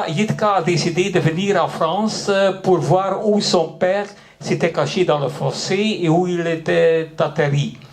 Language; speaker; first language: French; non-native, local second language; Dutch